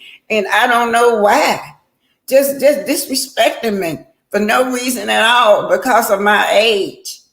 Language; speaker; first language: English; native; English